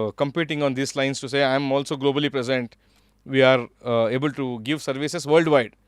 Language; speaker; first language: English; non-native, local second language; Kannada